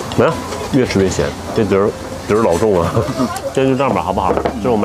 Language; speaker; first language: Chinese; native; Chinese